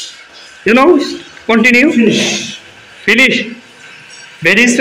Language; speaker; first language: English; non-native, learner; Bangla